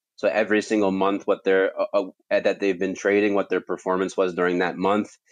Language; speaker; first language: English; native; English